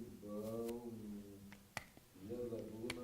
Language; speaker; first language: Arabic; non-native, learner; Urdu